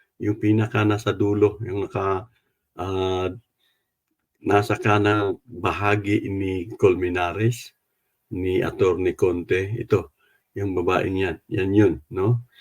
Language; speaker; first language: Filipino; non-native, local second language; Cebuano